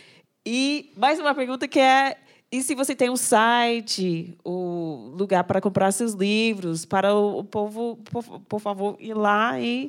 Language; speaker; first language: Portuguese; non-native, fluent; English